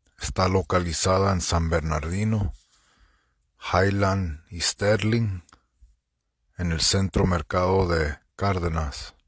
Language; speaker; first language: Spanish; early bilingual, heritage; Spanish